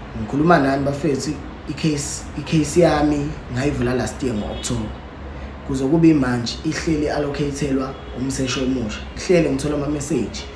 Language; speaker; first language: Zulu; native; Zulu